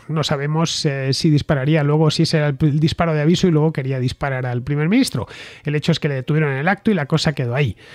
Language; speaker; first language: Spanish; native; Spanish